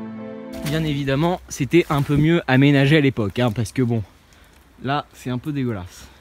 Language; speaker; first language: French; native; French